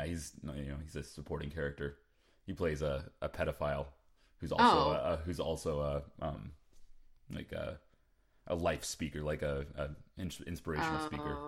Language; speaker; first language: English; native; English